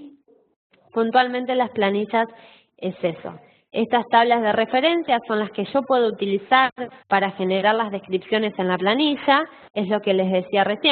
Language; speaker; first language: Spanish; native; Spanish